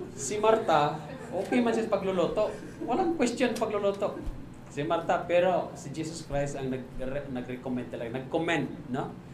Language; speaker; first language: Filipino; non-native, local second language; Cebuano